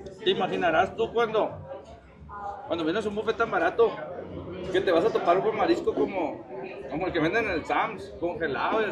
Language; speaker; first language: Spanish; native; Spanish